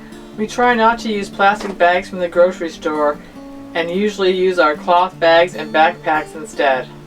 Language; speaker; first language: English; native; English